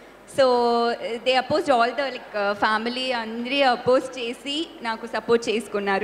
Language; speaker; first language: Telugu; non-native, learner; Tamil